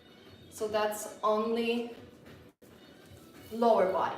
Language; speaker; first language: English; non-native, fluent; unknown